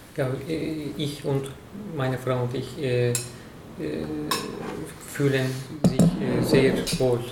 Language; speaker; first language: German; non-native, learner; Turkish